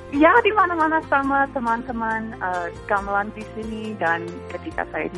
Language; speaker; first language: Indonesian; non-native, fluent; English